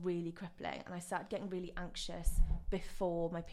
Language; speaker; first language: English; non-native, local second language; Welsh